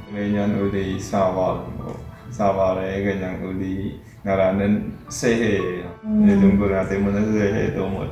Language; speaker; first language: Korean; non-native, learner; Khmer